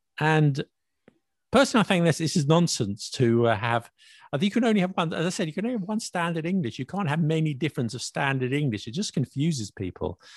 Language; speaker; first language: English; native; English